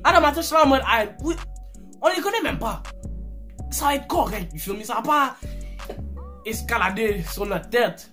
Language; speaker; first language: French; early bilingual, heritage; French